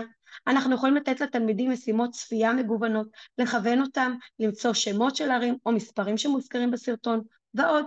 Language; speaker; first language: Hebrew; native; Hebrew